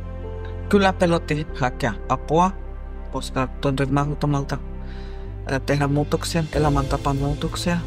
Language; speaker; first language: Finnish; non-native, fluent; Spanish